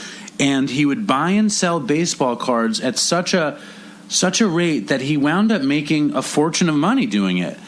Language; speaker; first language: English; native; English